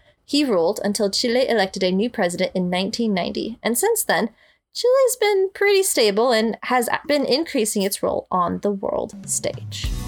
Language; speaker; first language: English; native; English